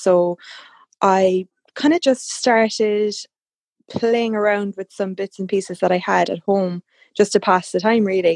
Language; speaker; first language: English; native; English